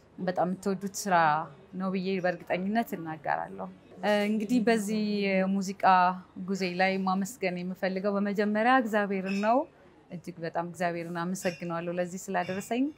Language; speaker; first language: Amharic; native; Amharic